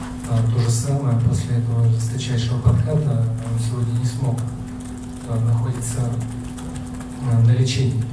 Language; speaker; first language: Russian; native; Russian